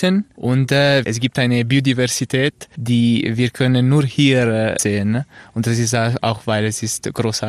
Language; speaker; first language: German; non-native, local second language; Italian